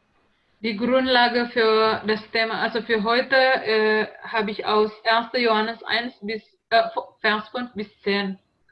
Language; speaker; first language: German; non-native, learner; Indonesian